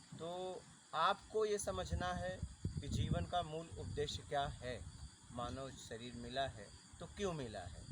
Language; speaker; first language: Hindi; native; Hindi